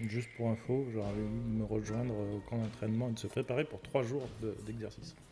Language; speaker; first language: French; native; French